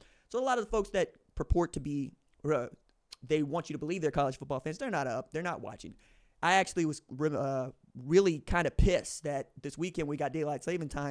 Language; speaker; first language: English; native; English